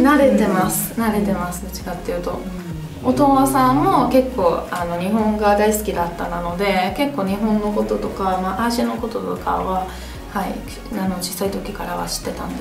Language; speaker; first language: Japanese; non-native, fluent; Italian